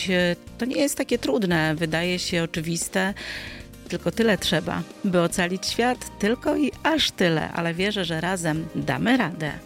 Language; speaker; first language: Polish; native; Polish